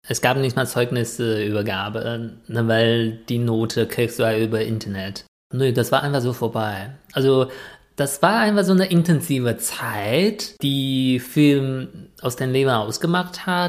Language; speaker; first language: German; non-native, fluent; Chinese